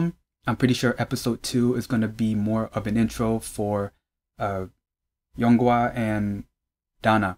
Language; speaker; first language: English; native; English